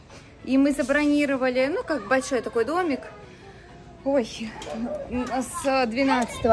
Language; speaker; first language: Russian; native; Russian